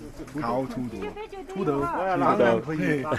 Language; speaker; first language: Chinese; non-native, learner; English